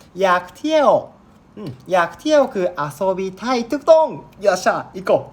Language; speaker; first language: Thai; non-native, learner; Japanese